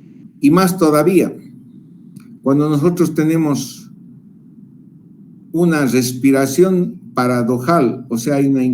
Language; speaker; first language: Spanish; native; Spanish